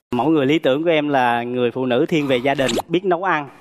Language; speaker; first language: Vietnamese; native; Vietnamese